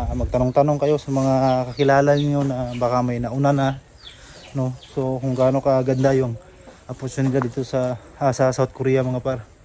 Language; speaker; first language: Filipino; non-native, local second language; Cebuano